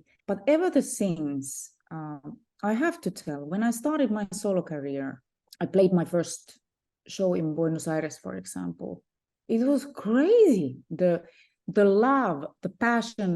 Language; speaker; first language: English; non-native, fluent; Finnish